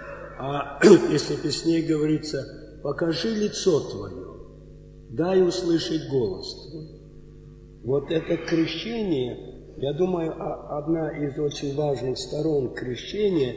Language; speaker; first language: Russian; native; Russian